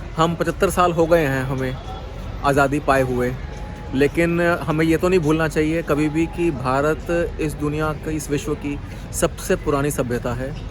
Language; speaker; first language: Hindi; native; Hindi